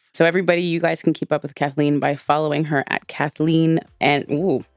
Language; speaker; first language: English; native; English